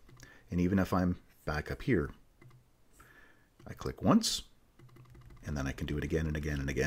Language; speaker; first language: English; native; English